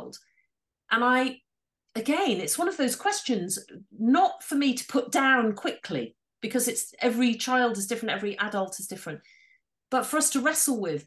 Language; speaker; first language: English; native; English